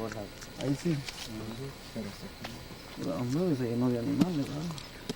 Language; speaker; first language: Spanish; native; Spanish